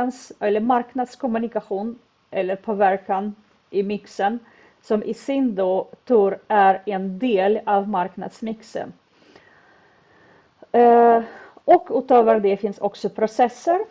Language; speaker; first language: Swedish; non-native, fluent; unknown